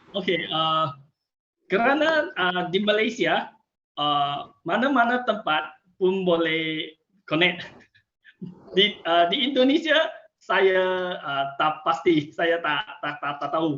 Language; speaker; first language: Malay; non-native, local second language; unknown